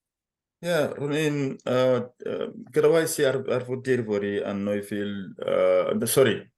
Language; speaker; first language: Welsh; non-native, fluent; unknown